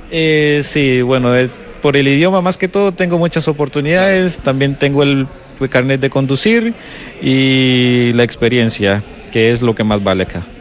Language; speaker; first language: Spanish; native; Spanish